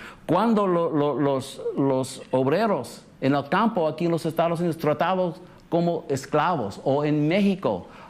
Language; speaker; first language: Spanish; early bilingual, heritage; English